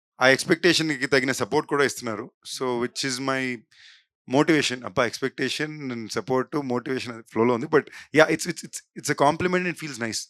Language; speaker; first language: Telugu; native; Telugu